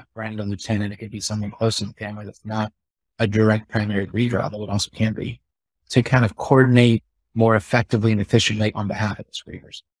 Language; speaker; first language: English; native; English